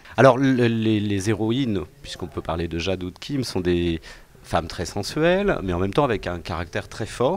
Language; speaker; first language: French; native; French